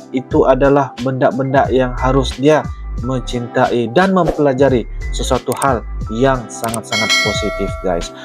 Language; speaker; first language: Malay; native; Malay